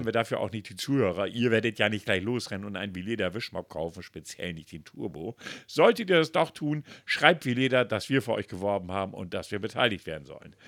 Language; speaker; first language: German; native; German